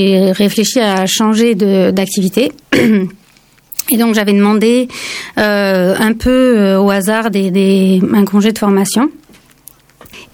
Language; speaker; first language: French; native; French